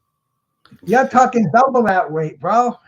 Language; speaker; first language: English; native; English